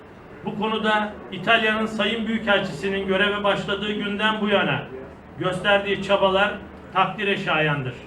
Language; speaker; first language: Turkish; native; Turkish